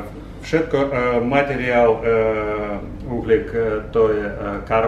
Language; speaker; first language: Polish; non-native, learner; Russian